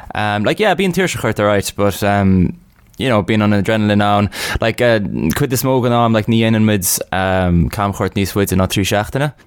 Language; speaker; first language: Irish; non-native, local second language; English